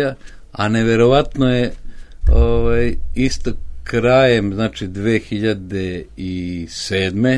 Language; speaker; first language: Serbian; native; Serbian